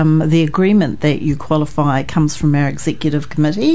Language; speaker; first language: English; native; English